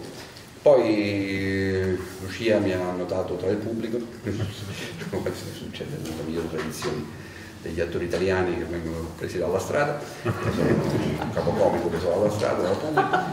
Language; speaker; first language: Italian; native; Italian